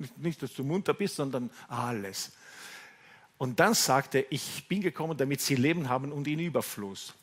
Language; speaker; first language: German; non-native, fluent; Italian